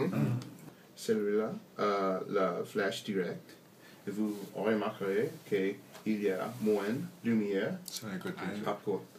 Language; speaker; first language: French; non-native, learner; English